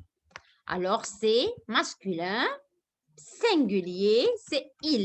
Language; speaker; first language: French; non-native, fluent; Arabic